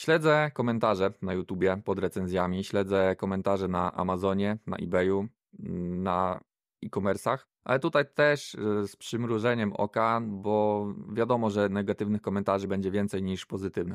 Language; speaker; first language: Polish; native; Polish